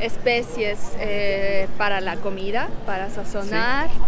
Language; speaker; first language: Spanish; non-native, local second language; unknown